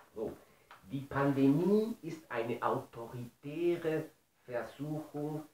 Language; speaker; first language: German; non-native, fluent; Spanish